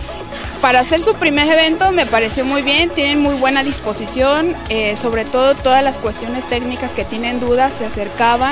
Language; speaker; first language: Spanish; native; Spanish